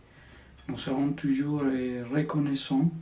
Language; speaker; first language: French; non-native, fluent; Spanish